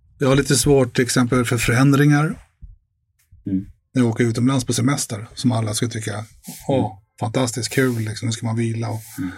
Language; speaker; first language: Swedish; early bilingual, other home language; Arabic